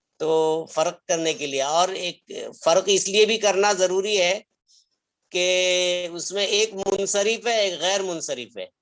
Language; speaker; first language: Urdu; native; Urdu